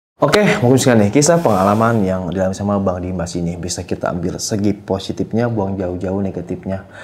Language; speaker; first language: Indonesian; native; Indonesian